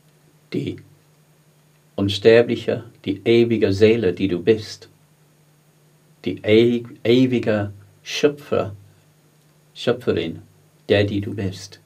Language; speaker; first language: German; non-native, fluent; English